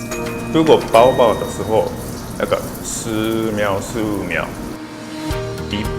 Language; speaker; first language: Chinese; non-native, learner; Japanese